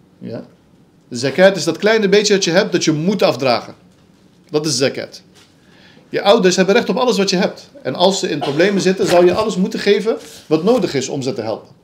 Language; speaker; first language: Dutch; early bilingual, other home language; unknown